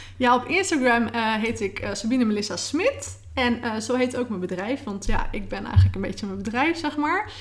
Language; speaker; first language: Dutch; native; Dutch